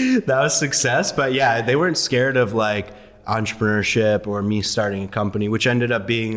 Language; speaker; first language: English; early bilingual, other home language; Persian